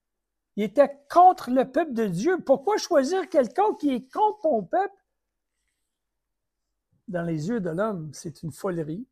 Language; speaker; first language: French; native; French